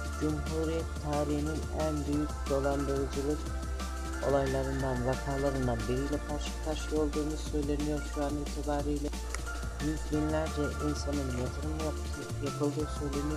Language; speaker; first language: Turkish; native; Turkish